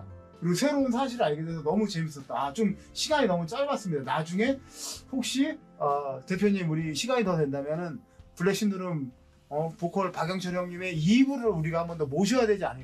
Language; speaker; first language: Korean; native; Korean